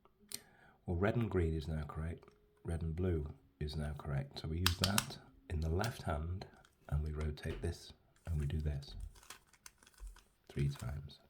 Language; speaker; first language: English; native; English